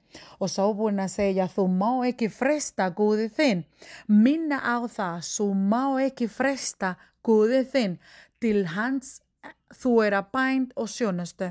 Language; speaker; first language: Icelandic; non-native, learner; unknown